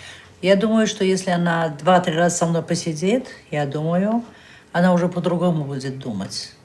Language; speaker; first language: Russian; native; Russian